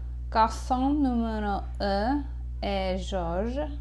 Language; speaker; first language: French; non-native, learner; English